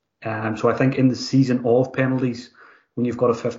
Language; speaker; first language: English; native; English